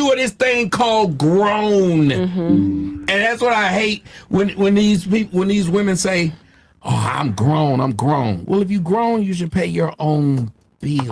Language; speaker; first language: English; native; English